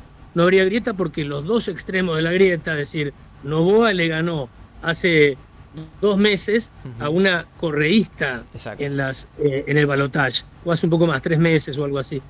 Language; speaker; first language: Spanish; native; Spanish